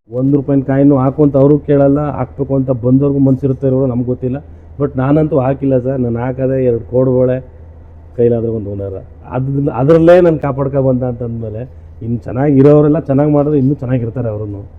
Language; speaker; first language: Kannada; native; Kannada